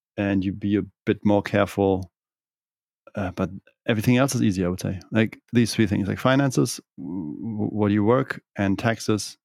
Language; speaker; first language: English; non-native, fluent; German